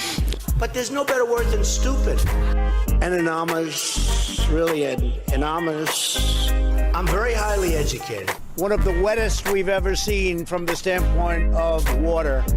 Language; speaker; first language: English; native; English